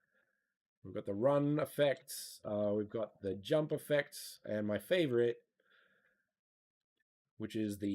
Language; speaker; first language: English; native; English